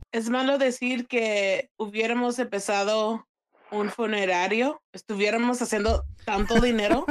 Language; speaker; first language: Spanish; early bilingual, heritage; Spanish